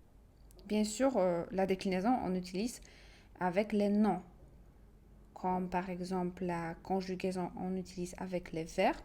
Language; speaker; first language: French; non-native, fluent; Polish